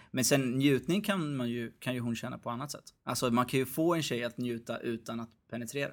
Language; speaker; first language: Swedish; early bilingual, other home language; Arabic